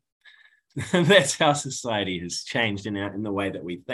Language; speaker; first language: English; native; English